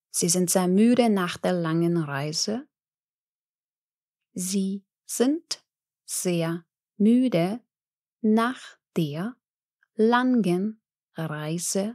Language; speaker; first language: German; non-native, fluent; Russian